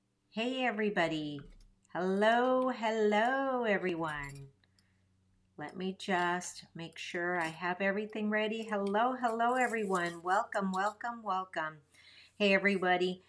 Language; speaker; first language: English; early bilingual, other home language; Spanish